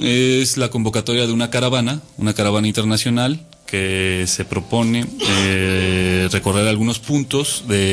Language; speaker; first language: Spanish; native; Spanish